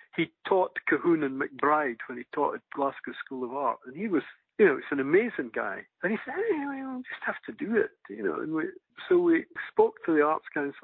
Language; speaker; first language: English; native; English